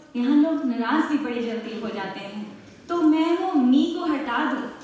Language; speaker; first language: Hindi; early bilingual, heritage; Hindi